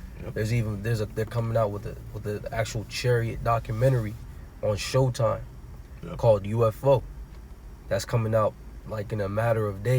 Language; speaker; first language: English; native; English